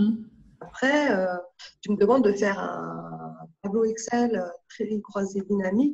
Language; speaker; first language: French; native; French